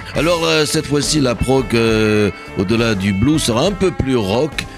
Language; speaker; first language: French; native; French